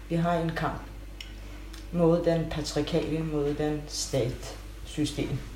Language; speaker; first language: Danish; non-native, fluent; Kurdish